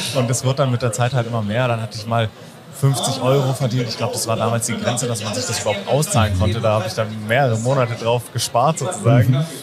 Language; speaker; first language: German; native; German